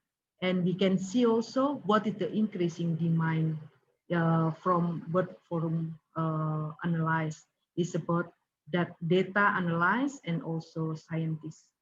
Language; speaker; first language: English; non-native, learner; Indonesian